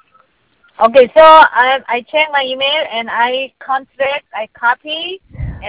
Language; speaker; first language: English; non-native, learner; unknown